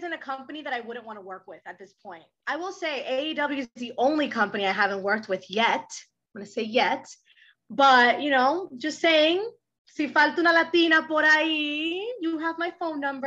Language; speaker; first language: English; early bilingual, other home language; Spanish